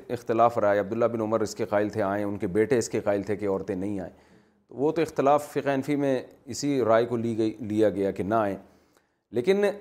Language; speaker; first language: Urdu; native; Urdu